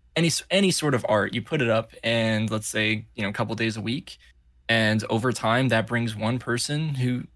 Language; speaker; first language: English; native; English